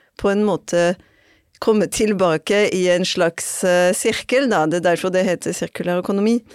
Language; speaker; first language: Norwegian; non-native, fluent; French